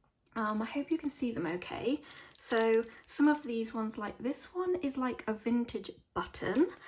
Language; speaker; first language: English; native; English